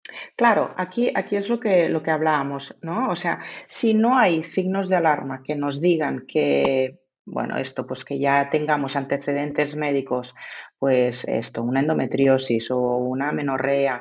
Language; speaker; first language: Spanish; native; Spanish